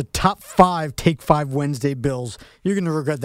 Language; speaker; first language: English; native; English